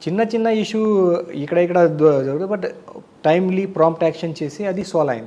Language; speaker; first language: Telugu; non-native, learner; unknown